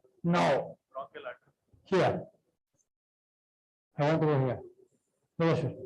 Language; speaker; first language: English; non-native, fluent; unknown